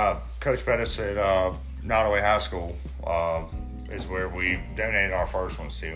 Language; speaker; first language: English; native; English